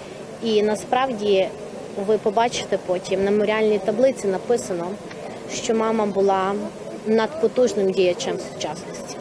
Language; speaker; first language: Ukrainian; native; Ukrainian